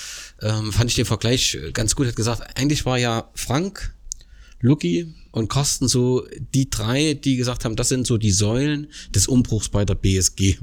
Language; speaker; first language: German; native; German